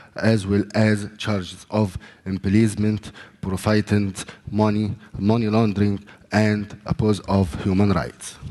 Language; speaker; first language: English; non-native, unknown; Arabic